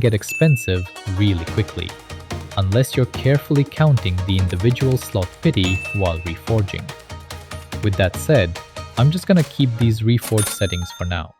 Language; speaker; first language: English; native; English